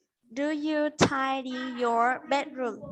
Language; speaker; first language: English; non-native, fluent; Vietnamese